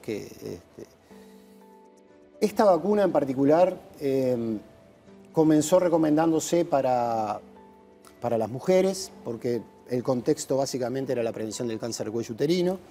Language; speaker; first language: Spanish; native; Spanish